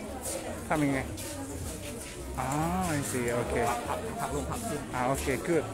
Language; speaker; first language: English; non-native, learner; Thai